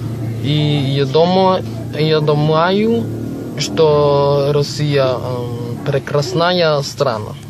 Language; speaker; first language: Russian; non-native, learner; Filipino